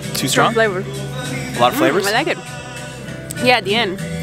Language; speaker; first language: English; non-native, fluent; Spanish